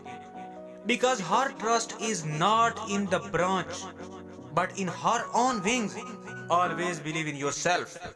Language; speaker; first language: English; non-native, local second language; Urdu